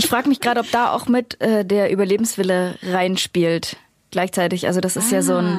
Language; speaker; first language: German; native; German